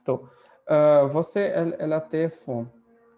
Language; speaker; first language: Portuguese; non-native, fluent; Hindi